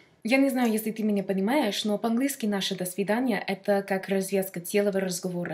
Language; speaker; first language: Russian; non-native, fluent; English